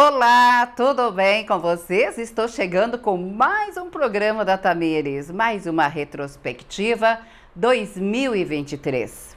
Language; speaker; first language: Portuguese; native; Portuguese